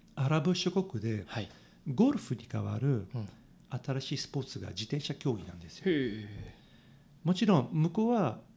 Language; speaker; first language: Japanese; non-native, fluent; Italian